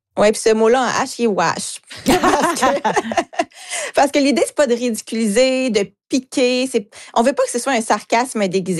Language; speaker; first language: French; native; French